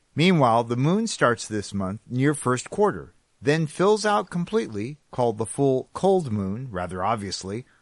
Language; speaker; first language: English; native; English